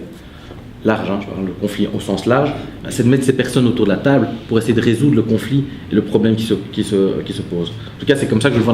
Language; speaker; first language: French; native; French